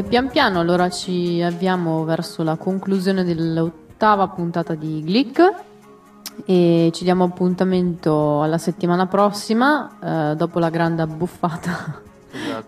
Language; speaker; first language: Italian; native; Italian